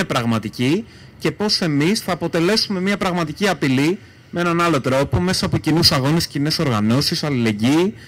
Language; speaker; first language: Greek; native; Greek